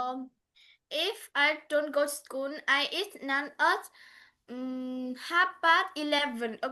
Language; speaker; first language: English; non-native, learner; Vietnamese